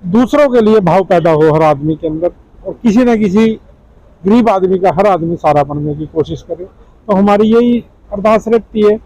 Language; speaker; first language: Hindi; non-native, local second language; Punjabi